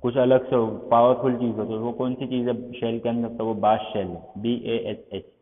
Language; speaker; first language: Hindi; non-native, local second language; Gujarati